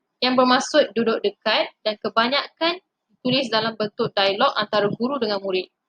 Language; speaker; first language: Malay; non-native, local second language; Tamil